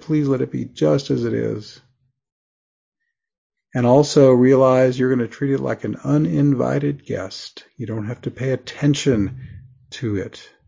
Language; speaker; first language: English; native; English